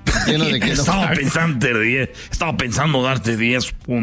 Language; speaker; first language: Spanish; native; Spanish